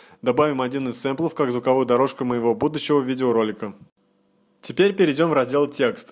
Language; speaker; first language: Russian; native; Russian